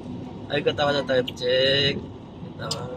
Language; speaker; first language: Filipino; non-native, local second language; Bikol